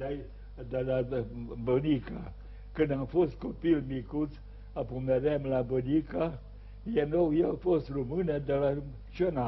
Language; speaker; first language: Romanian; non-native, local second language; Serbian